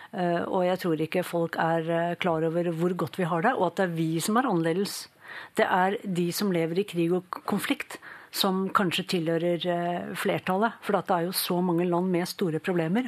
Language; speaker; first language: Norwegian; native; Norwegian